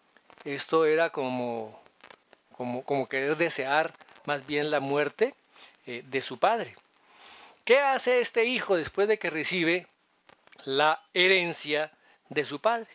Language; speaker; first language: Spanish; native; Spanish